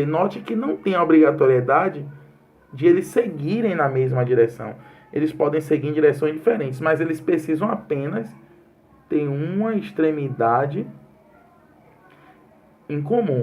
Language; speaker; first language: Portuguese; native; Portuguese